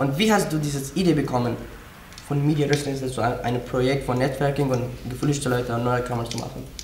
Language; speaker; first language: German; non-native, learner; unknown